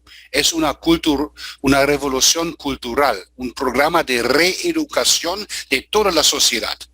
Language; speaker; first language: Spanish; non-native, fluent; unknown